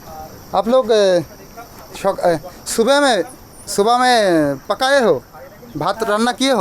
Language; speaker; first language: Hindi; non-native, local second language; Bangla